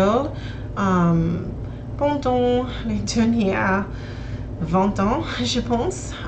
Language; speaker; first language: French; non-native, learner; English